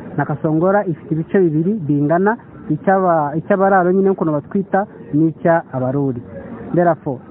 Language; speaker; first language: Kinyarwanda; early bilingual, heritage; Kinyarwanda